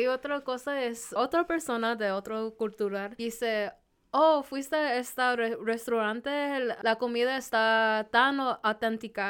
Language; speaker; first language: Spanish; early bilingual, heritage; Spanish